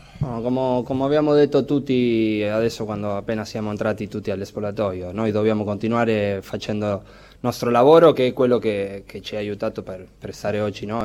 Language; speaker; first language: Italian; non-native, fluent; Spanish